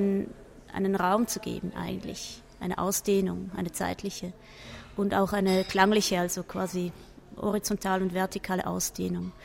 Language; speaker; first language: German; native; German